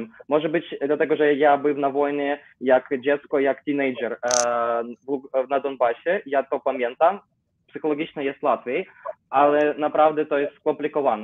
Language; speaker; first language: Polish; non-native, learner; Ukrainian